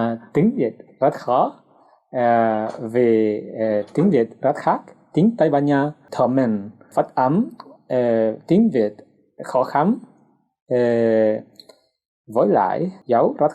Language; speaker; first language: Vietnamese; non-native, learner; Spanish